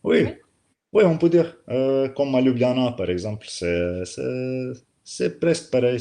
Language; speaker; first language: French; non-native, learner; Slovenian